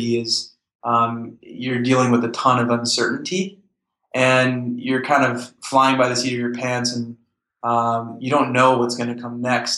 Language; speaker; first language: English; native; English